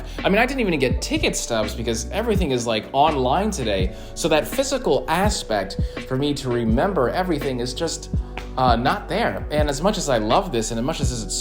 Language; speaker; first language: English; native; English